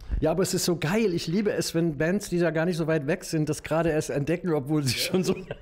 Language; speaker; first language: German; native; German